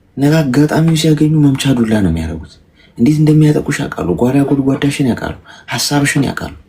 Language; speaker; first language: Amharic; native; Amharic